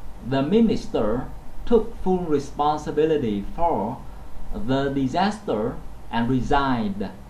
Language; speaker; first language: English; non-native, fluent; Vietnamese